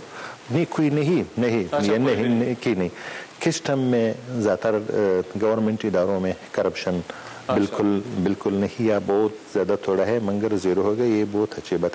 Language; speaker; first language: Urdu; non-native, learner; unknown